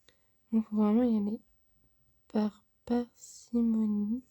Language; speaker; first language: French; native; French